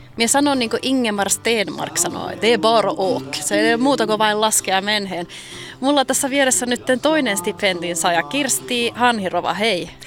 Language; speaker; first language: Finnish; native; Finnish